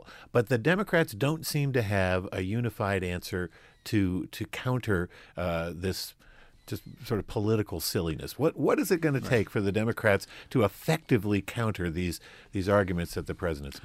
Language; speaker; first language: English; native; English